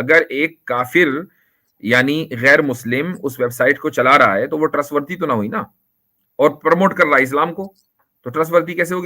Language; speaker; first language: Hindi; native; Hindi